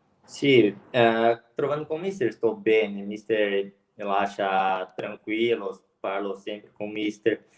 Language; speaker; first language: Italian; non-native, learner; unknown